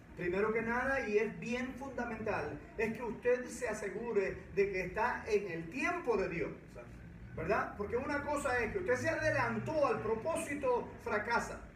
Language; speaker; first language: Spanish; native; Spanish